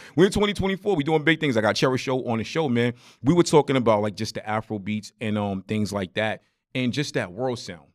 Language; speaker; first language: English; native; English